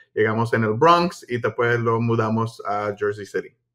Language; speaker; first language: Spanish; early bilingual, heritage; Spanish